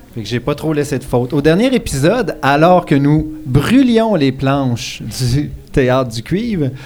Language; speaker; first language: French; native; French